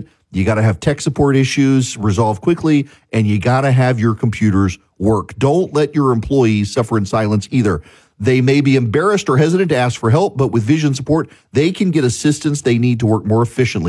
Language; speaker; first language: English; native; English